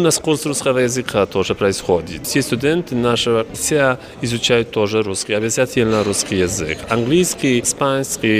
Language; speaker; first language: Russian; non-native, fluent; Polish